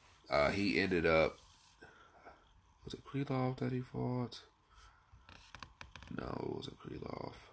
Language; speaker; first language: English; native; English